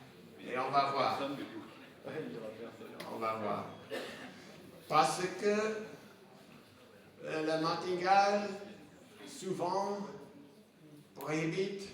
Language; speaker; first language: French; non-native, fluent; English